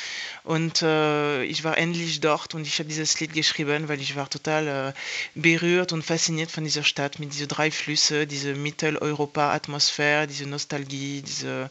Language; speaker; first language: German; non-native, fluent; French